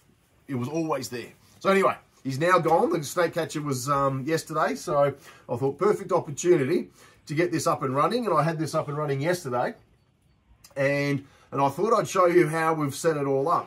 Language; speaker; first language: English; native; English